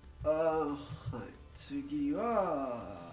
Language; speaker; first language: Japanese; non-native, learner; English